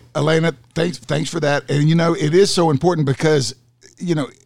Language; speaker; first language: English; native; English